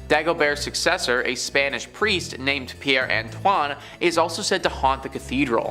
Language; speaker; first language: English; native; English